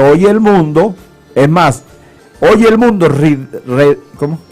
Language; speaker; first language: Spanish; native; Spanish